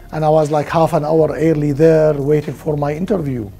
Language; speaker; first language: English; non-native, fluent; Arabic